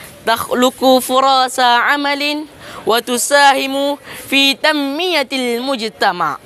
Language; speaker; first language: Arabic; non-native, learner; Indonesian